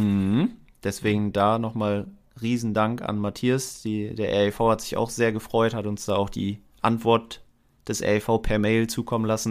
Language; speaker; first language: German; native; German